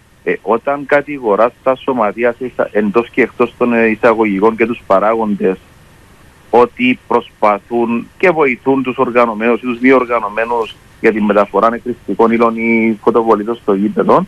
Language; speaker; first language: Greek; native; Greek